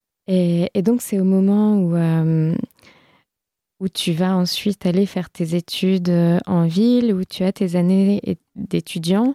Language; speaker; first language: French; native; French